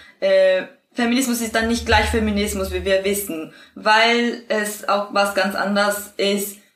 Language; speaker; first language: German; non-native, fluent; Spanish